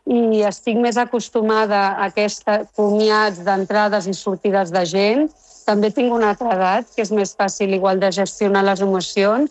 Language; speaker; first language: Catalan; non-native, local second language; Spanish